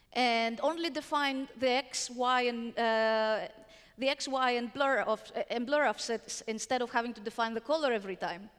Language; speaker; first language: English; non-native, fluent; Greek